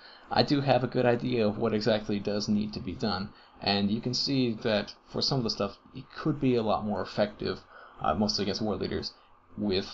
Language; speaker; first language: English; native; English